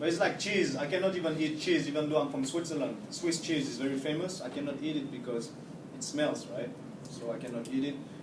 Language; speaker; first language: English; non-native, fluent; French